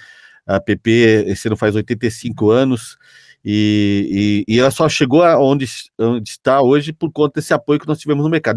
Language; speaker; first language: Portuguese; native; Portuguese